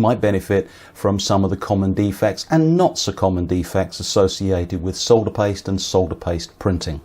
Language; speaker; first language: English; native; English